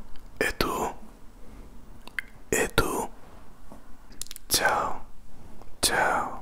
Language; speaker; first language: Italian; non-native, learner; Spanish